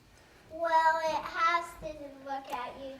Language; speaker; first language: English; native; English